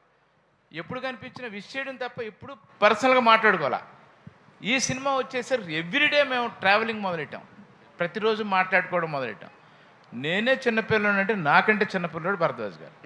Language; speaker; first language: Telugu; native; Telugu